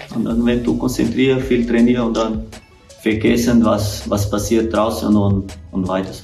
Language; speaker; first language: German; non-native, learner; Portuguese